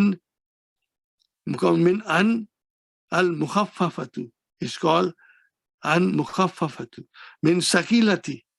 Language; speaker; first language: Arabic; non-native, fluent; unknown